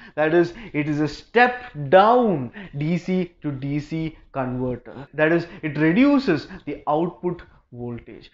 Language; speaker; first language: English; non-native, local second language; Malayalam